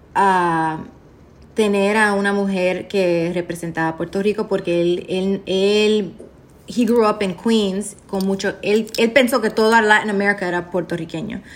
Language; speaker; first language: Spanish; early bilingual, heritage; Spanish